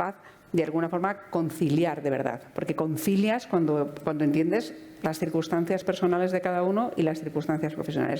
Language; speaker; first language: Spanish; native; Spanish